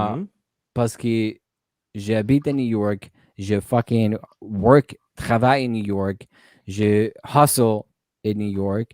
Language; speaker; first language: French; non-native, learner; Spanish